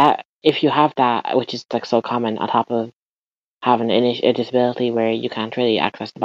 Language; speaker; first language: English; native; English